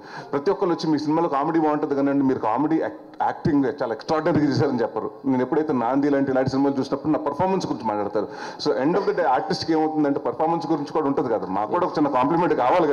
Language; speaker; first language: Telugu; native; Telugu